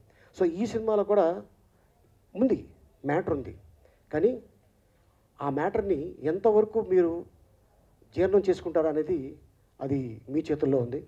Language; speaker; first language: Telugu; native; Telugu